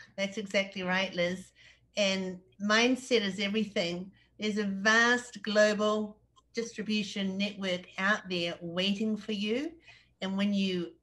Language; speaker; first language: English; native; English